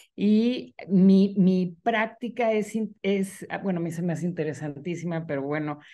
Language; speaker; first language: Spanish; native; Spanish